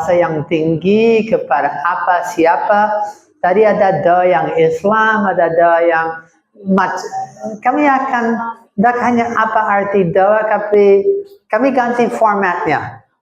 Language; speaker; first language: Indonesian; non-native, fluent; English